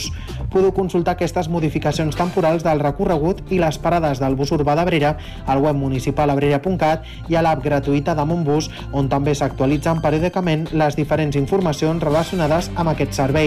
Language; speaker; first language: Catalan; native; Catalan